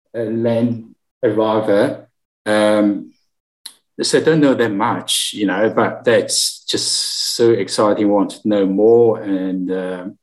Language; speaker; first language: English; non-native, learner; Chinese